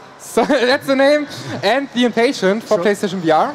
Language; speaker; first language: English; non-native, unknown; German